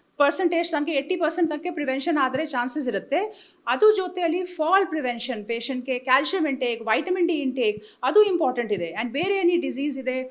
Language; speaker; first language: Kannada; non-native, learner; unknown